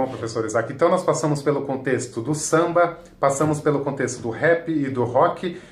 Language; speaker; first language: Portuguese; native; Portuguese